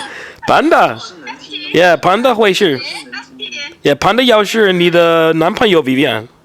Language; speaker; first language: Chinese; non-native, learner; English